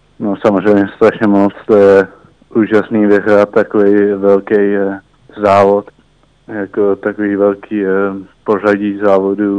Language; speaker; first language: Czech; early bilingual, heritage; Czech